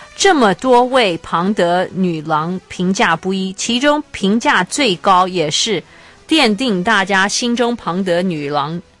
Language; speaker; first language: Chinese; native; Chinese